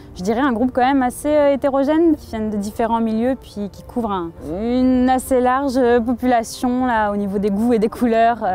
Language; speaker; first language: French; native; French